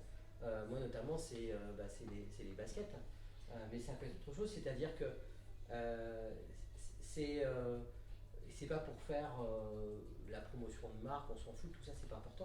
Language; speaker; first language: French; native; French